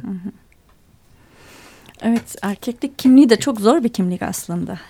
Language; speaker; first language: Turkish; native; Turkish